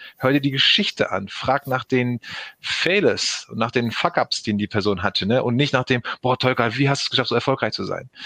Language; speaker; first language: German; early bilingual, other home language; Turkish